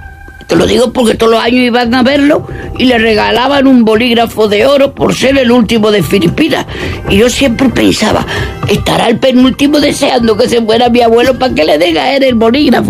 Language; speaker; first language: Spanish; native; Spanish